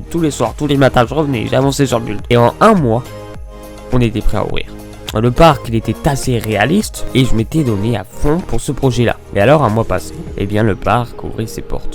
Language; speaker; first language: French; native; French